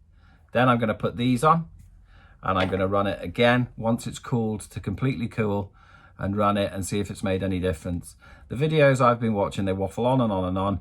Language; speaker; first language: English; native; English